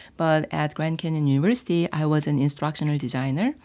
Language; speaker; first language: English; non-native, fluent; Korean